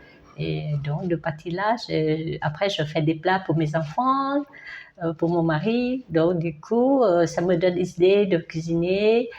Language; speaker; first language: French; non-native, learner; Vietnamese